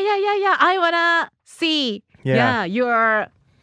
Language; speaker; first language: English; non-native, learner; Japanese